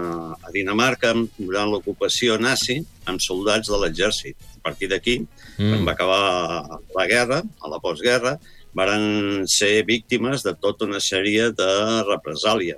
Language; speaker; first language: Catalan; native; Catalan